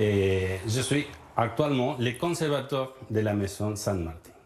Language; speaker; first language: French; non-native, learner; Spanish